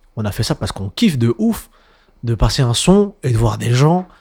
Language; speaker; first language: French; native; French